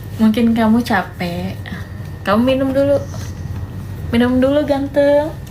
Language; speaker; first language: Indonesian; native; Indonesian